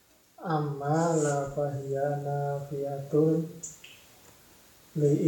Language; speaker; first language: Arabic; non-native, learner; Indonesian